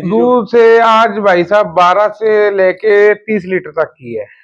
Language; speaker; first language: Hindi; native; Hindi